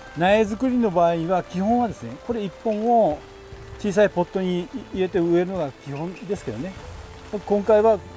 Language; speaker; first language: Japanese; native; Japanese